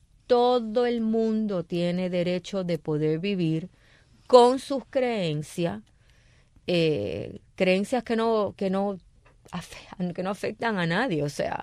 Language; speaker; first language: Spanish; native; Spanish